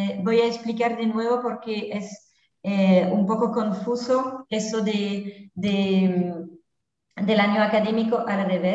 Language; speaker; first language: Spanish; non-native, fluent; French